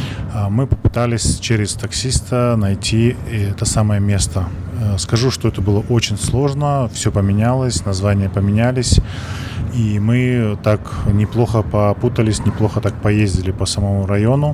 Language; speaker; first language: Russian; native; Russian